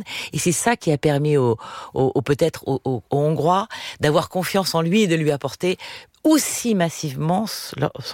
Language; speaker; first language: French; native; French